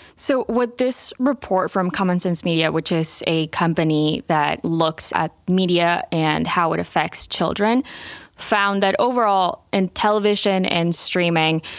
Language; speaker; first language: English; non-native, fluent; Spanish